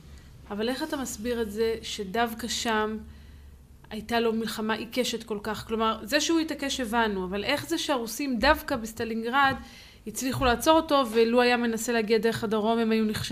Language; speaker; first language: Hebrew; native; Hebrew